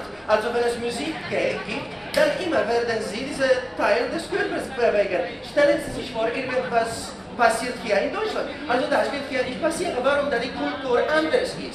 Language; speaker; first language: German; non-native, fluent; Polish